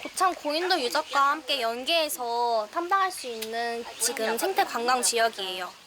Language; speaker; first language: Korean; native; Korean